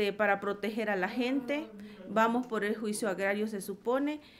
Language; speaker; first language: Spanish; native; Spanish